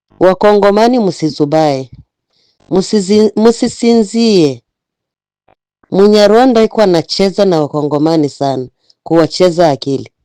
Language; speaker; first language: Swahili; native; Swahili